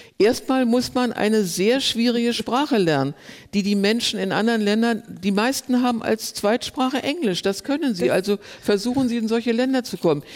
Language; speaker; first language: German; native; German